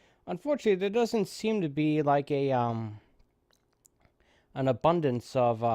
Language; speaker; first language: English; native; English